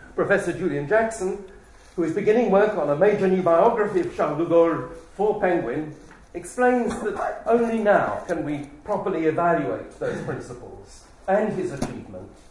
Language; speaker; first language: English; native; English